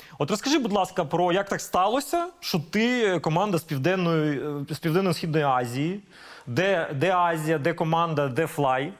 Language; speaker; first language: Ukrainian; native; Ukrainian